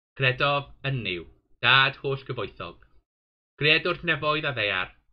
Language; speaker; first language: Welsh; non-native, local second language; English